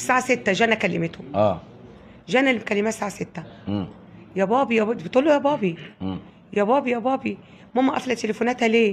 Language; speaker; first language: Arabic; native; Arabic